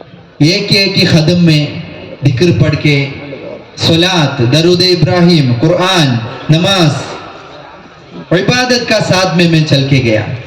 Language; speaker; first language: Hindi; non-native, local second language; Malayalam